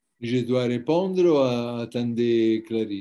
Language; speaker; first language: French; non-native, learner; Italian